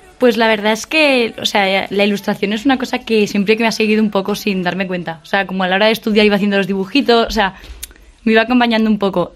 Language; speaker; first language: Spanish; native; Spanish